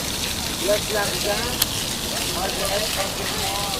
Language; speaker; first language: French; non-native, learner; Arabic